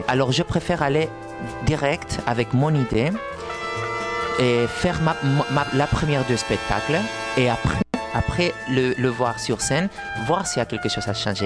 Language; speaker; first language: French; non-native, fluent; Spanish